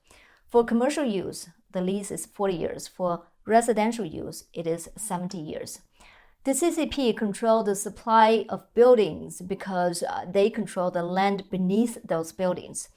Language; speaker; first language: English; non-native, fluent; Chinese